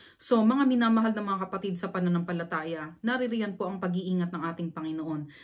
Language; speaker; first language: Filipino; native; Filipino